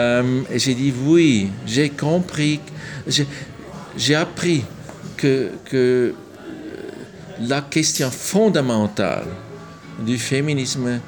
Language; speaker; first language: French; non-native, local second language; German